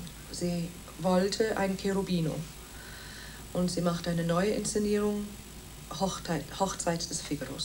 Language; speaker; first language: German; non-native, fluent; Welsh